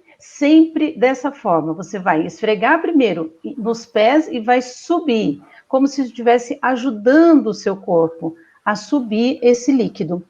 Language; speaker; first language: Portuguese; native; Portuguese